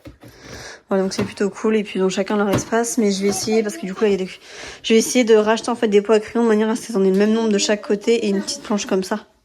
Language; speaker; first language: French; native; French